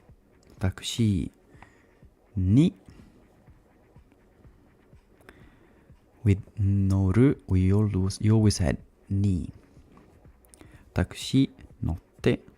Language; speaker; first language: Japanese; non-native, learner; Italian